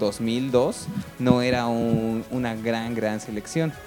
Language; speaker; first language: Spanish; native; Spanish